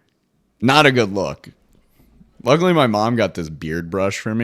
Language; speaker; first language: English; native; English